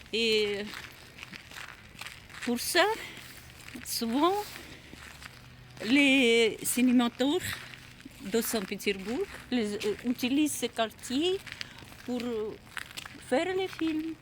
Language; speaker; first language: French; non-native, learner; Russian